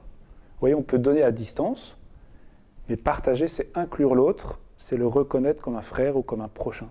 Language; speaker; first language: French; native; French